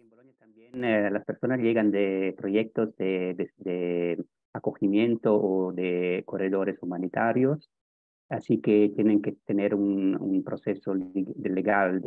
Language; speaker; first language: Spanish; non-native, fluent; Italian